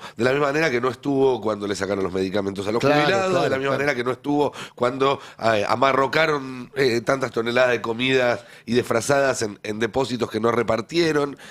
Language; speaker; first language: Spanish; native; Spanish